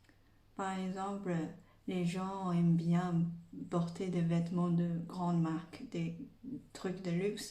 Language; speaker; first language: French; non-native, fluent; Chinese